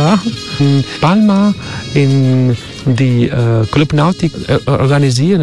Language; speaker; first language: German; non-native, learner; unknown